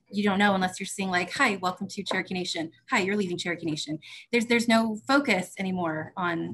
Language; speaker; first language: English; native; English